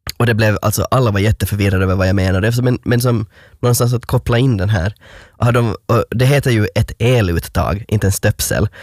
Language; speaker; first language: Swedish; native; Swedish